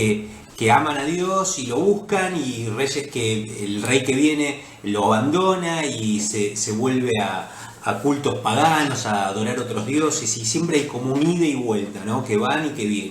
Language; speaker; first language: Spanish; native; Spanish